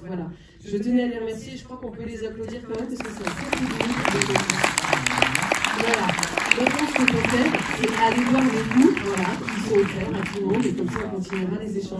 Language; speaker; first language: French; native; French